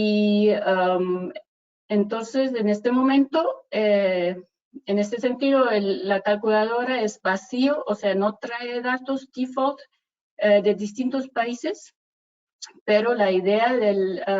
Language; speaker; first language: Spanish; non-native, fluent; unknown